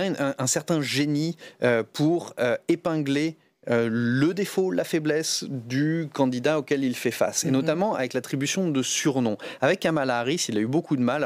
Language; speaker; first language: French; native; French